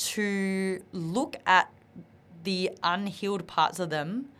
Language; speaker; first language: English; non-native, local second language; Vietnamese